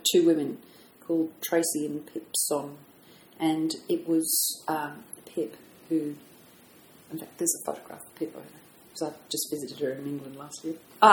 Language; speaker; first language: English; native; English